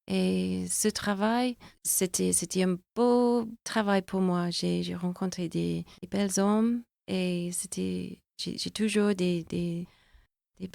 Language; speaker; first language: French; non-native, fluent; English